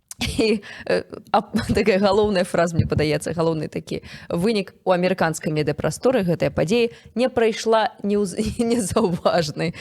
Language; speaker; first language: Belarusian; native; Belarusian